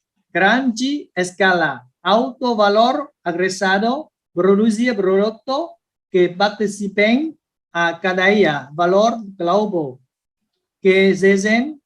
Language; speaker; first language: Spanish; non-native, learner; Vietnamese